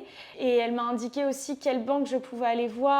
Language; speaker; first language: French; native; French